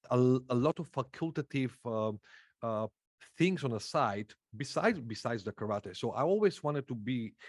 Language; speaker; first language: English; non-native, fluent; Macedonian